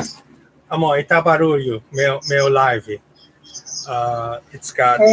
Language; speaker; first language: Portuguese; non-native, learner; English